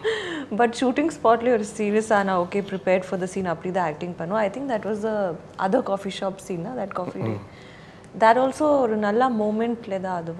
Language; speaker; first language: Tamil; non-native, learner; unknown